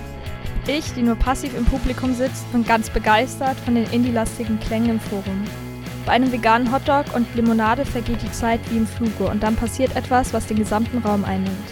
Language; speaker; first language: German; native; German